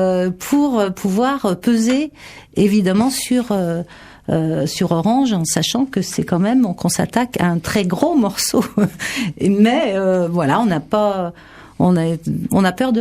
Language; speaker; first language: French; native; French